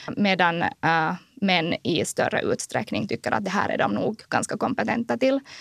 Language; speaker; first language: Swedish; native; Swedish